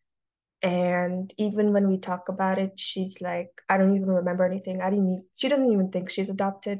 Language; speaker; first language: English; early bilingual, other home language; Russian